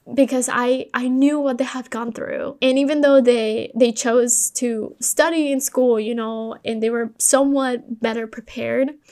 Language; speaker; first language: English; early bilingual, other home language; Spanish